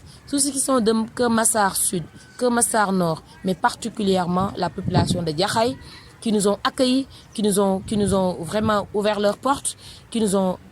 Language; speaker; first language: French; non-native, local second language; Wolof